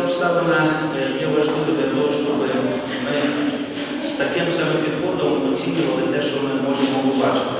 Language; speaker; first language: Ukrainian; native; Ukrainian